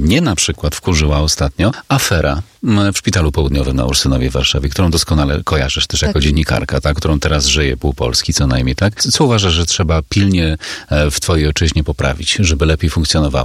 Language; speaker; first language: Polish; native; Polish